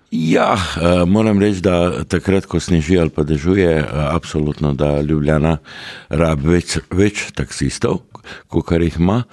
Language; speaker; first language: Slovenian; early bilingual, other home language; Serbian